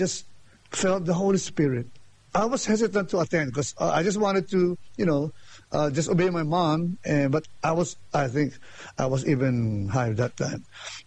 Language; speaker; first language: English; non-native, local second language; Filipino